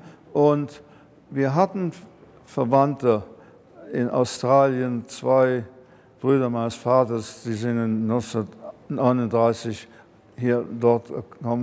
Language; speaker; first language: German; early bilingual, heritage; German